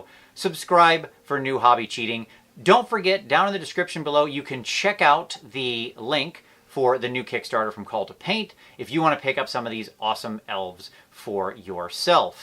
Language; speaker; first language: English; native; English